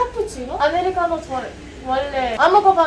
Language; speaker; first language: Korean; non-native, learner; Italian